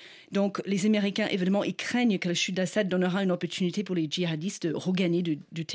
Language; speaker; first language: French; non-native, fluent; English